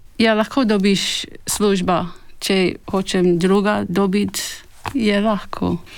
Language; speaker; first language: Slovenian; early bilingual, heritage; Slovenian